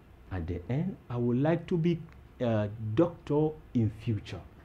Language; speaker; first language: English; non-native, local second language; Hausa